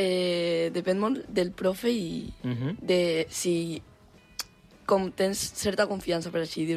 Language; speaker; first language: Catalan; non-native, local second language; Spanish